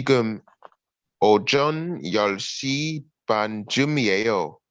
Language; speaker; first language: Korean; non-native, learner; English